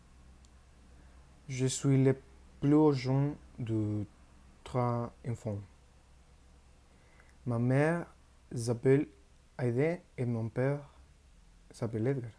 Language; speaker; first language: French; non-native, learner; Spanish